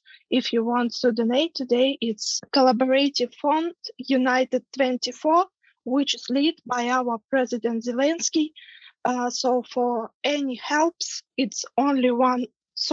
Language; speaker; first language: English; non-native, fluent; Ukrainian